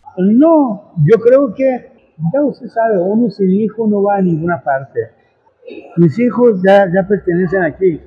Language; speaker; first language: Spanish; non-native, fluent; Persian